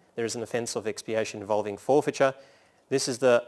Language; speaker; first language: English; native; English